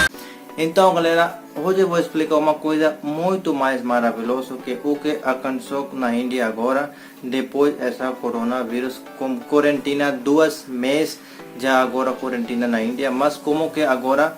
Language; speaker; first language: Portuguese; non-native, learner; Hindi